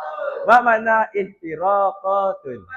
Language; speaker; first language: Arabic; non-native, fluent; Malay